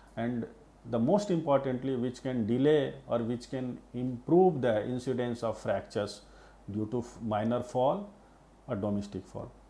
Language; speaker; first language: English; non-native, local second language; Bangla